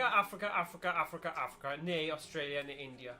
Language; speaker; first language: Welsh; native; Welsh